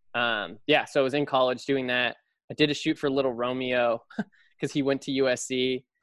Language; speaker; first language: English; native; English